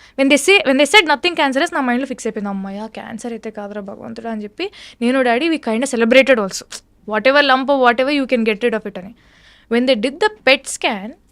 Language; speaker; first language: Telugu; native; Telugu